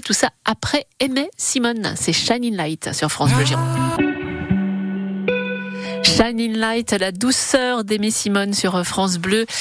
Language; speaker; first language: French; native; French